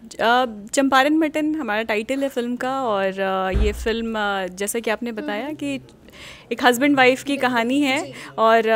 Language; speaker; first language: Hindi; native; Hindi